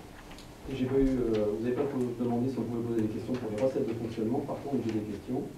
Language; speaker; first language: French; native; French